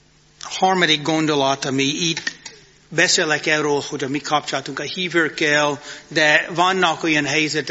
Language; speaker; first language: Hungarian; non-native, fluent; English